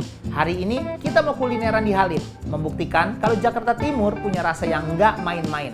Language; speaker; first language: Indonesian; native; Indonesian